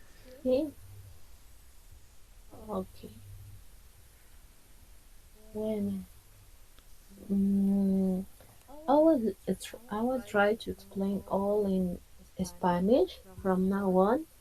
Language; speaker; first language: English; non-native, fluent; Spanish